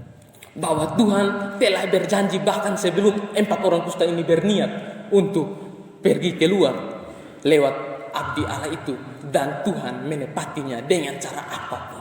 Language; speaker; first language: Indonesian; non-native, local second language; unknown